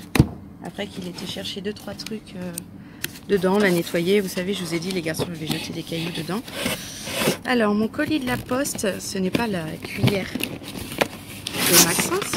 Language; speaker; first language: French; native; French